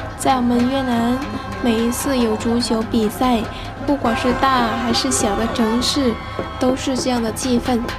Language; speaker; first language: Chinese; non-native, fluent; Vietnamese